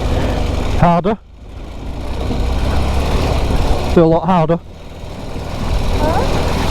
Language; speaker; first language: English; native; English